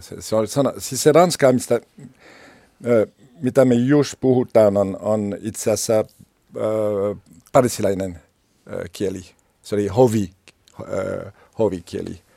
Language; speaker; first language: Finnish; non-native, learner; French